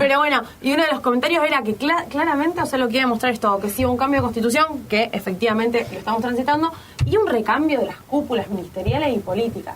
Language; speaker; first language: Spanish; native; Spanish